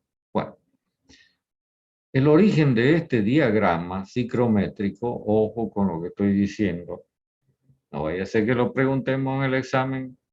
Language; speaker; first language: Spanish; native; Spanish